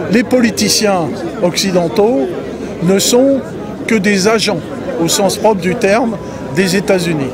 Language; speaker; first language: French; native; French